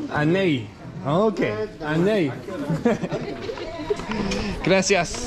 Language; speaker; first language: Spanish; non-native, learner; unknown